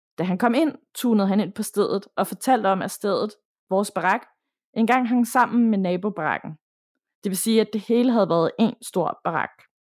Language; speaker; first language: Danish; native; Danish